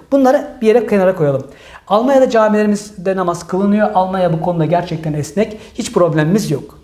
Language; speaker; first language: Turkish; early bilingual, heritage; Turkish